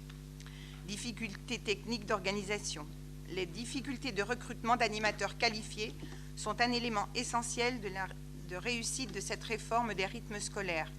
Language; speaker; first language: French; native; French